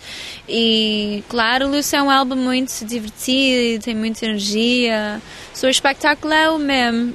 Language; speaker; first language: Portuguese; early bilingual, heritage; English